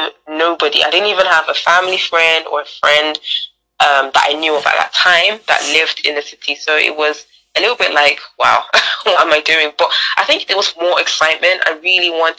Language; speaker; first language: English; native; English